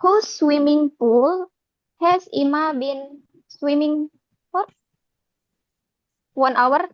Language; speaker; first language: English; non-native, learner; Indonesian